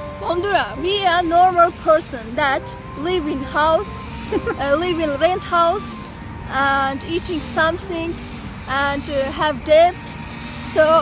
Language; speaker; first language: English; non-native, learner; Azerbaijani